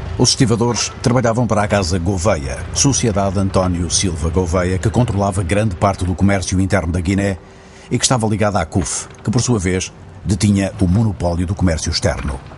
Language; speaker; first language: Portuguese; native; Portuguese